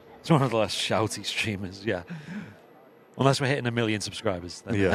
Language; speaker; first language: English; native; English